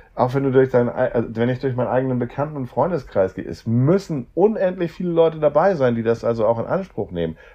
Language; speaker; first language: German; native; German